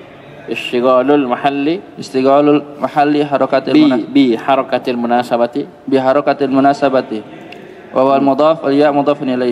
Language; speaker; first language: Arabic; non-native, fluent; Indonesian